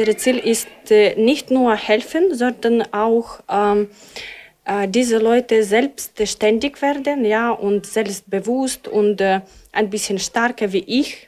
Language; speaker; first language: German; non-native, learner; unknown